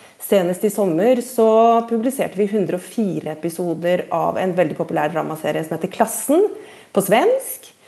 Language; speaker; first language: Norwegian; native; Norwegian